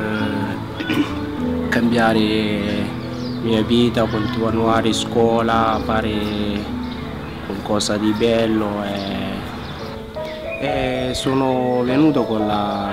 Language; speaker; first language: Italian; non-native, learner; Hausa